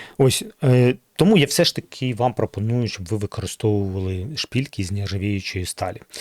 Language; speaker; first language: Ukrainian; non-native, local second language; Russian